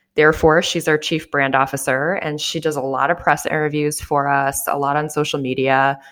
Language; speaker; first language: English; native; English